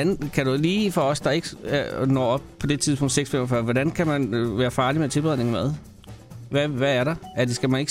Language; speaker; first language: Danish; native; Danish